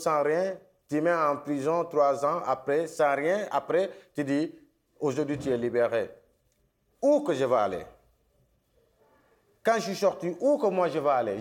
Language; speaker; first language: French; non-native, local second language; Wolof